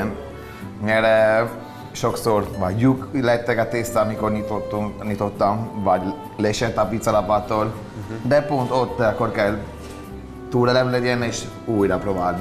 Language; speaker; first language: Hungarian; non-native, learner; Italian